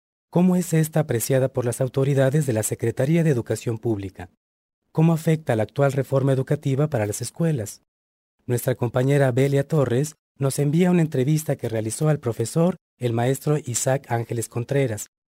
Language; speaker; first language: Spanish; native; Spanish